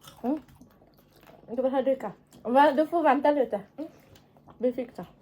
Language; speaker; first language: Swedish; non-native, learner; Filipino